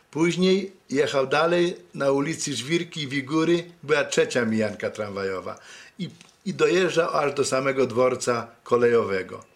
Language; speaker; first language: Polish; native; Polish